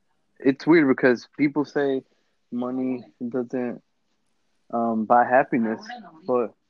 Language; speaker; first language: English; native; English